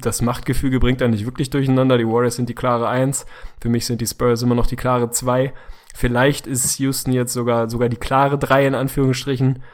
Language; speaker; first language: German; native; German